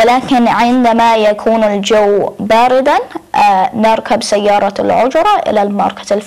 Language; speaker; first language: Arabic; non-native, learner; English